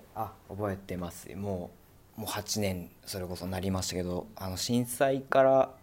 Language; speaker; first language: Japanese; native; Japanese